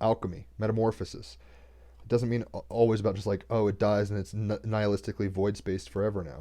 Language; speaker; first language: English; native; English